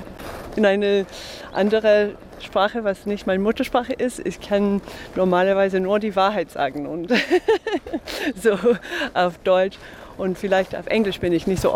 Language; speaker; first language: German; non-native, fluent; English